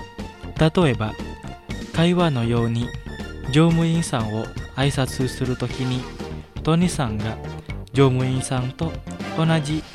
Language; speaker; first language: Japanese; non-native, fluent; Indonesian